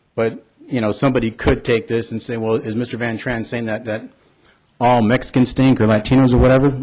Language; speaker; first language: English; early bilingual, other home language; Spanish